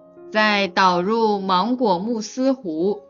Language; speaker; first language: Chinese; native; Chinese